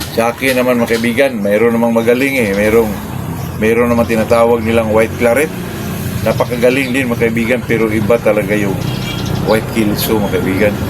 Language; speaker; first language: Filipino; non-native, local second language; Cebuano